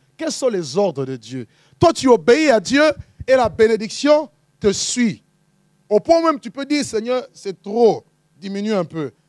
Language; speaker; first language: French; non-native, local second language; Lingala